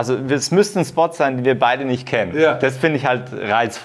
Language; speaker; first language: German; native; German